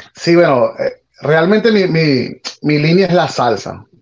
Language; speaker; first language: Spanish; native; Spanish